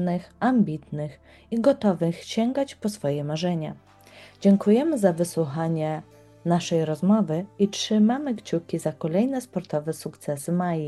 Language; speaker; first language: Polish; native; Polish